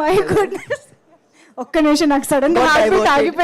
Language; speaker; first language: Telugu; native; Telugu